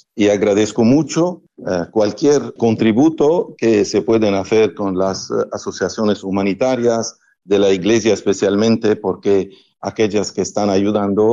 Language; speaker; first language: Spanish; non-native, fluent; Arabic